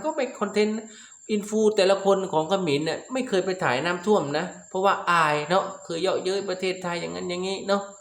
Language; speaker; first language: Thai; non-native, local second language; Lao